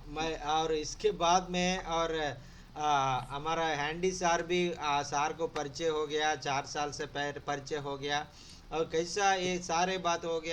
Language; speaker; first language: Hindi; non-native, local second language; Telugu